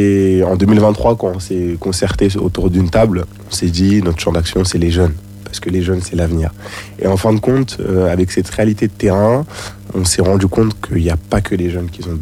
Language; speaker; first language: French; native; French